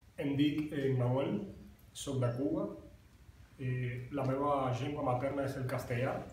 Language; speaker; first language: Catalan; non-native, learner; Spanish